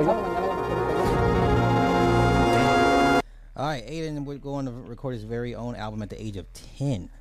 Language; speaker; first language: English; native; English